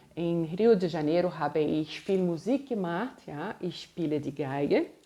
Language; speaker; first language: German; non-native, fluent; Portuguese